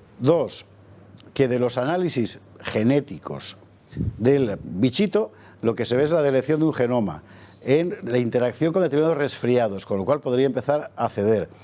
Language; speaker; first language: Spanish; native; Spanish